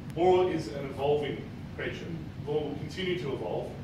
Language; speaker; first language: English; native; English